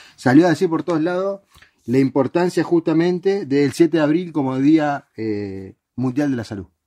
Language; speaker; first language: Spanish; native; Spanish